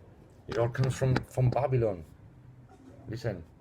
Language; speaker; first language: English; non-native, fluent; Spanish